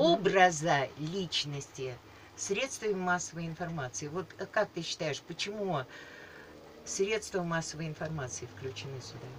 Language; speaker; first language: Russian; native; Russian